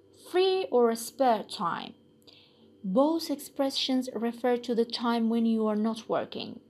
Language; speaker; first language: English; non-native, fluent; Persian